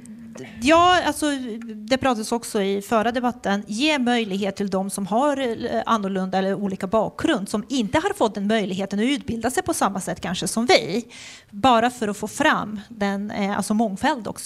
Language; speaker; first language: Swedish; non-native, fluent; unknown